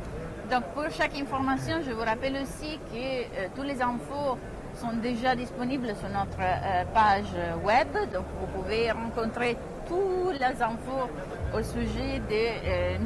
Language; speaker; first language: French; non-native, fluent; Italian